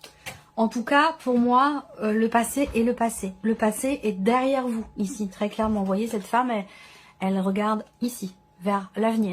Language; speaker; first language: French; native; French